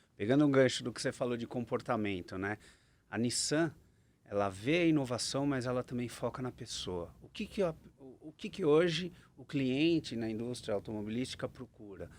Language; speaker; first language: Portuguese; native; Portuguese